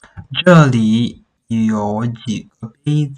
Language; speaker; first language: Chinese; non-native, fluent; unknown